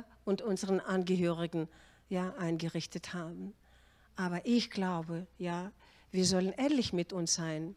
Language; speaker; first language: German; non-native, fluent; Russian